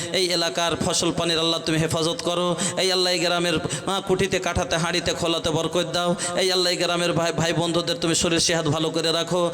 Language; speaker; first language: Bangla; non-native, local second language; Bhojpuri